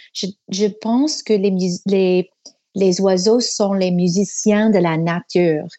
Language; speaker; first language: French; non-native, fluent; English